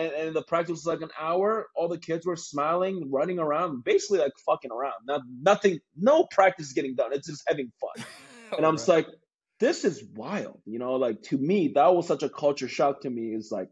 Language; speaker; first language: English; non-native, fluent; Korean